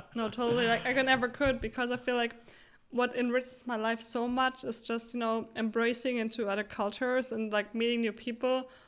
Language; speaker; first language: English; non-native, fluent; German